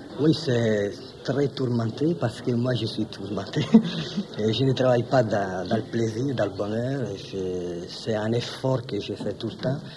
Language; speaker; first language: French; non-native, fluent; Italian